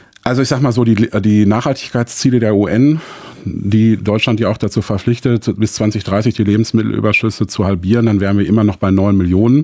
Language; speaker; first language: German; native; German